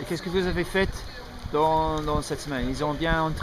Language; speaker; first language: French; non-native, learner; English